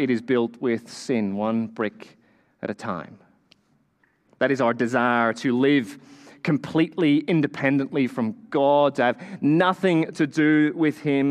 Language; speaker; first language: English; native; English